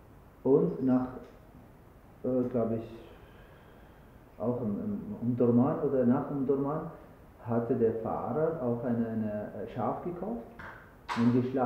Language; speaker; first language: German; non-native, learner; Arabic